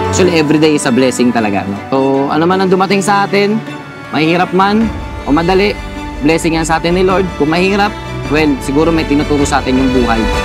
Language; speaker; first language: Filipino; native; Filipino